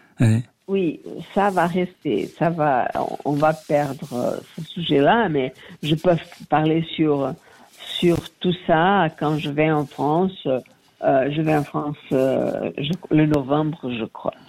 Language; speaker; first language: French; non-native, learner; Portuguese